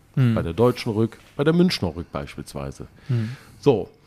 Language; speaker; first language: German; native; German